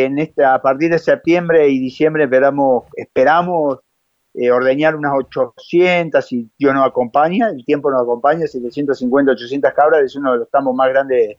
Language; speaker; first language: Spanish; native; Spanish